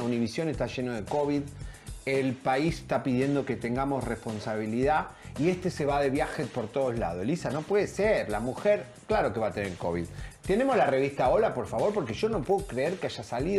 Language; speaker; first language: Spanish; native; Spanish